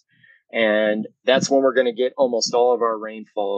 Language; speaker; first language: English; native; English